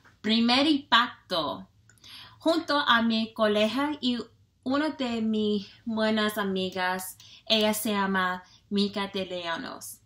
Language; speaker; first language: Spanish; non-native, learner; English